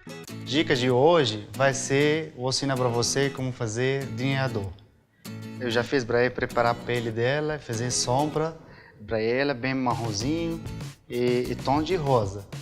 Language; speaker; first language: Portuguese; non-native, learner; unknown